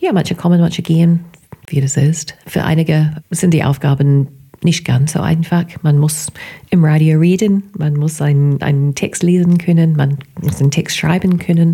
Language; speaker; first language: German; non-native, fluent; English